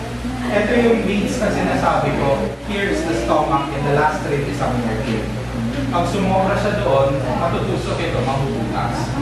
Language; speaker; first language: Filipino; non-native, local second language; Bikol